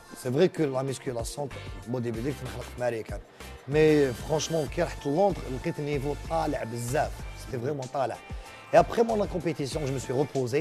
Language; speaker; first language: French; non-native, local second language; Arabic